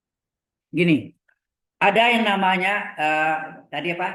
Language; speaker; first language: Indonesian; native; Indonesian